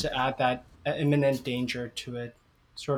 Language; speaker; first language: English; native; English